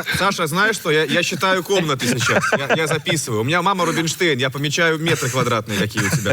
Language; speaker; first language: Russian; native; Russian